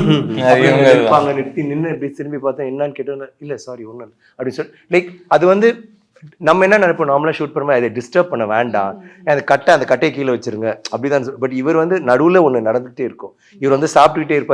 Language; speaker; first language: Tamil; native; Tamil